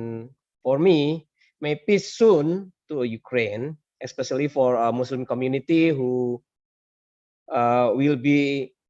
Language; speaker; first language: English; non-native, learner; Indonesian